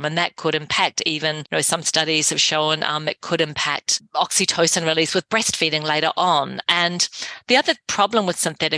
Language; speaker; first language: English; native; English